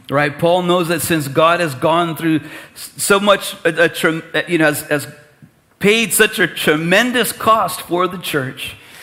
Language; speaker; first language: English; native; English